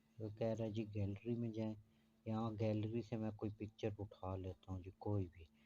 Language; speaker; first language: Urdu; non-native, local second language; Punjabi